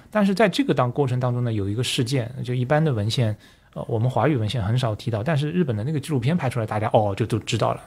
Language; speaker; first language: Chinese; native; Chinese